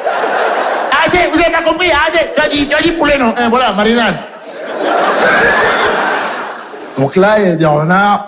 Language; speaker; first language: French; native; French